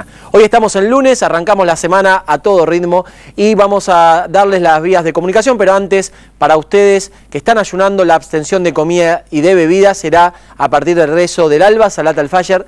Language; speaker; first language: Spanish; native; Spanish